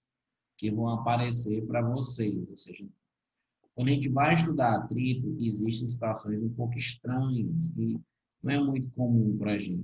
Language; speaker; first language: Portuguese; native; Portuguese